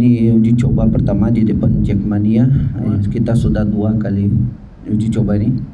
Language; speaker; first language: Indonesian; non-native, fluent; Portuguese